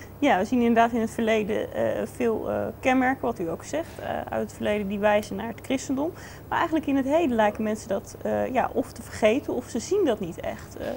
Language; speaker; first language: Dutch; native; Dutch